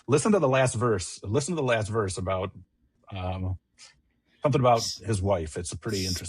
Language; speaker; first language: English; native; English